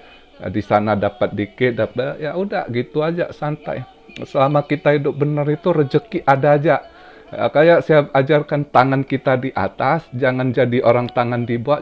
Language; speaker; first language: Indonesian; native; Indonesian